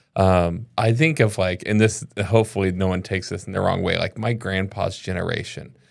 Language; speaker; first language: English; native; English